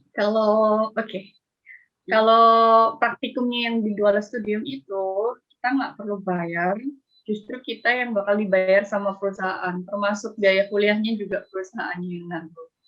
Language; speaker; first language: Indonesian; native; Indonesian